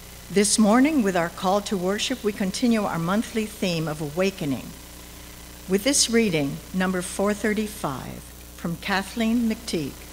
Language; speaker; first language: English; native; English